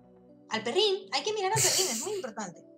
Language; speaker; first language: Spanish; native; Spanish